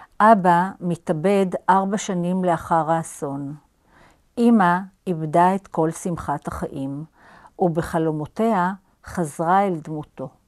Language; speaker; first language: Hebrew; native; Hebrew